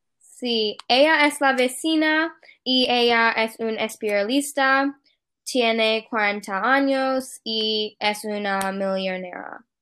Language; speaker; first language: Spanish; non-native, learner; English